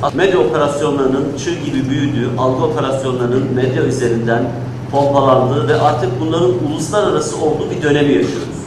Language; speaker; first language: Turkish; native; Turkish